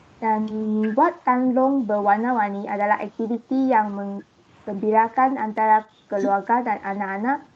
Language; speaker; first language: Malay; non-native, local second language; Chinese